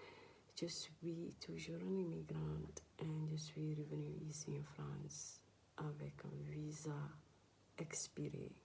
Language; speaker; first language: French; non-native, learner; Dutch